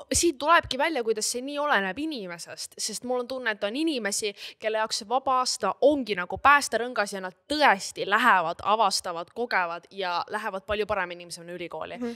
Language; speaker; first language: Estonian; native; Estonian